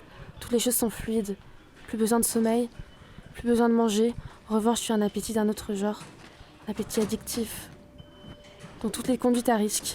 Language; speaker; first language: French; native; French